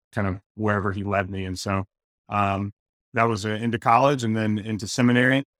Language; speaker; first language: English; native; English